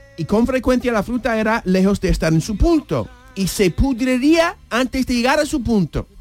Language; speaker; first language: Spanish; non-native, fluent; English